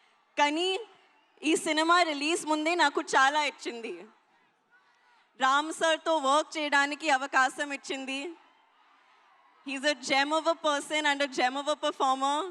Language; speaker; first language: Telugu; non-native, local second language; Hindi